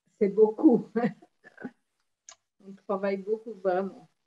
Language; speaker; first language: French; non-native, fluent; Portuguese